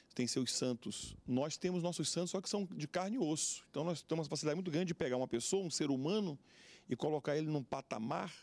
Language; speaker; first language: Portuguese; native; Portuguese